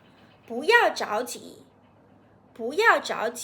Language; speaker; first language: Chinese; non-native, fluent; Sinhala